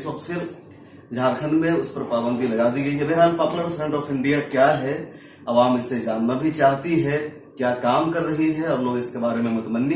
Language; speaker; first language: Hindi; native; Hindi